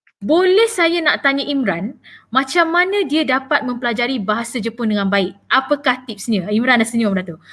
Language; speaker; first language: Malay; native; Malay